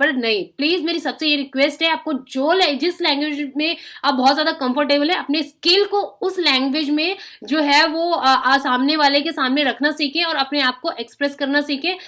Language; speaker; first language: Hindi; native; Hindi